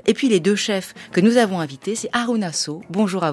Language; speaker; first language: French; native; French